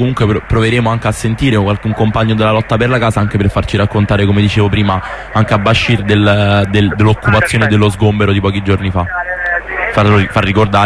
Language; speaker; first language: Italian; native; Italian